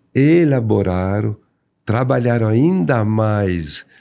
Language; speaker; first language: Portuguese; non-native, fluent; French